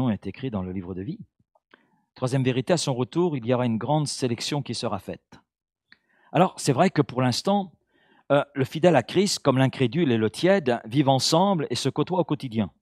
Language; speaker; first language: French; native; French